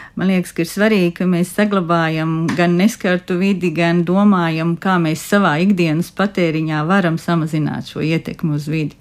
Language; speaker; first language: Latvian; native; Latvian